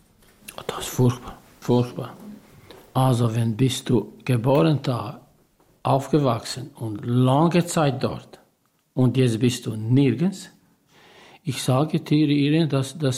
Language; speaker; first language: German; non-native, learner; Albanian